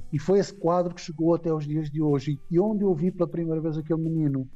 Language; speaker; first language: Portuguese; non-native, local second language; Kabuverdianu